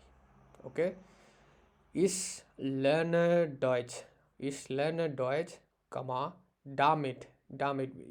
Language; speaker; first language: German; non-native, learner; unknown